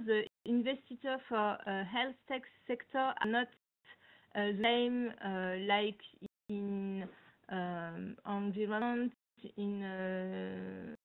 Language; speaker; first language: English; non-native, learner; French